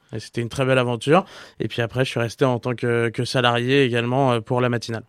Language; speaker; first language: French; native; French